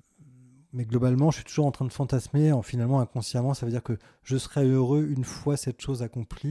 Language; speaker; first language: French; native; French